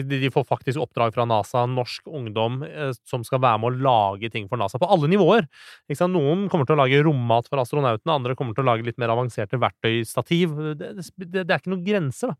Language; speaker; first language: Norwegian; early bilingual, other home language; Persian